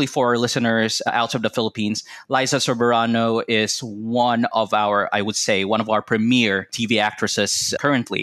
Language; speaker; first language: English; non-native, local second language; Cebuano